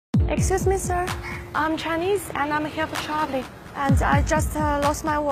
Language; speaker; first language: English; non-native, learner; Chinese